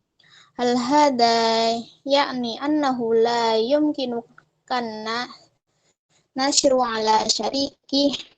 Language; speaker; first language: Arabic; non-native, learner; Indonesian